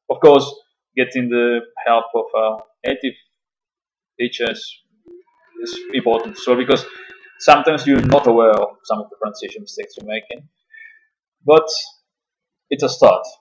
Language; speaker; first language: English; non-native, fluent; Spanish